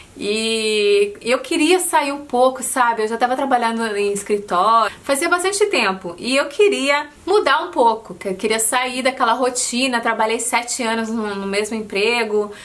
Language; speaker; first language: Portuguese; native; Portuguese